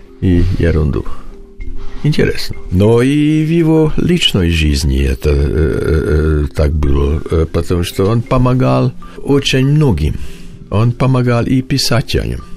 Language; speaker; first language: Russian; non-native, learner; Hungarian